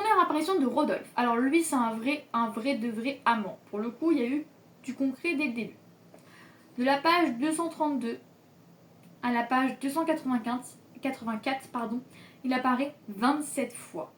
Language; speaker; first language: French; native; French